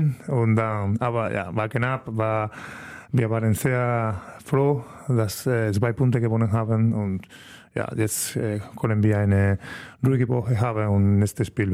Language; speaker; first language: German; non-native, learner; Spanish